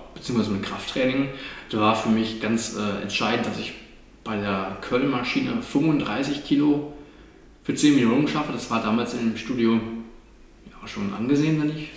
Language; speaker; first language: German; native; German